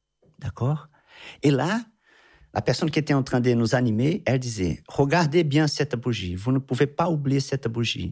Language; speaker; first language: French; non-native, fluent; Portuguese